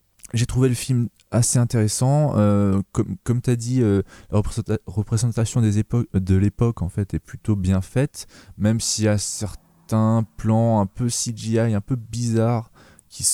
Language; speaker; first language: French; native; French